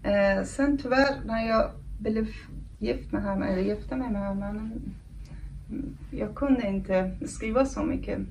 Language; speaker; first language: Swedish; non-native, fluent; Kurdish